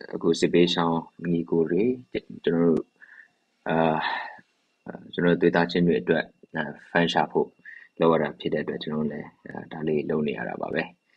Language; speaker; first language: Burmese; non-native, local second language; Hakha Chin